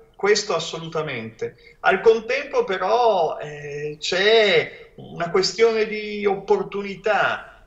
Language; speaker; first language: Italian; native; Italian